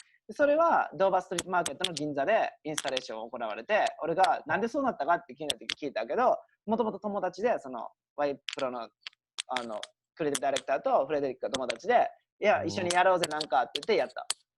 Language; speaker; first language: Japanese; native; Japanese